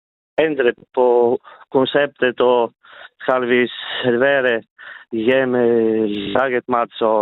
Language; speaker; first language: Norwegian; non-native, local second language; Northern Sami